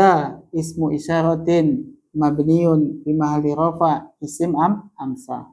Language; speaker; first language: Arabic; non-native, fluent; Indonesian